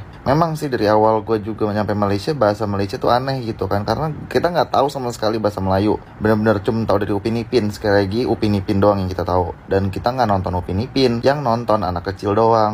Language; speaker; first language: Indonesian; native; Indonesian